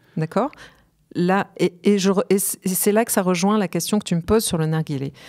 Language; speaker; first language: French; native; French